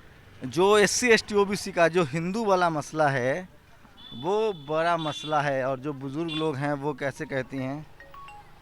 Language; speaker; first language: Hindi; native; Hindi